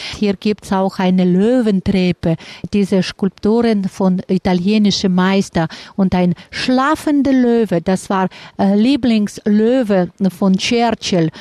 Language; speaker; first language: German; non-native, learner; Russian